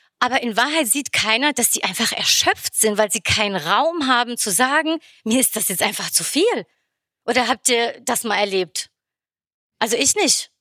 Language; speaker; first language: German; early bilingual, other home language; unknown